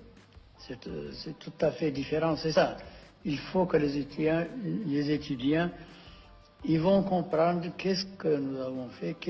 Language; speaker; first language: French; non-native, fluent; Amharic